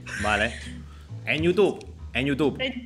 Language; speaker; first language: Spanish; non-native, fluent; Indonesian